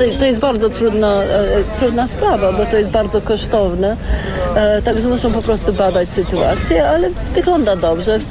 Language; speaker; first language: Polish; early bilingual, heritage; Polish